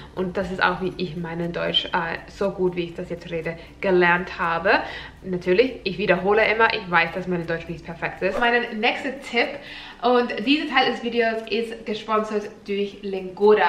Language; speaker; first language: German; non-native, fluent; Finnish